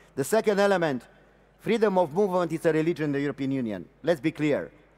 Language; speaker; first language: English; non-native, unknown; Romanian